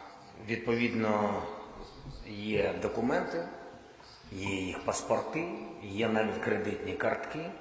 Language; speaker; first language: Ukrainian; non-native, local second language; Russian